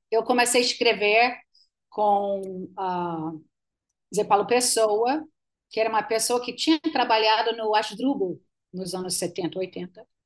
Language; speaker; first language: Portuguese; non-native, fluent; English